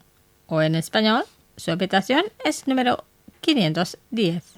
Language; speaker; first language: Spanish; non-native, fluent; Indonesian